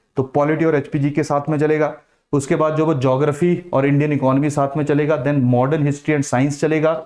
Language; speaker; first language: Hindi; native; Hindi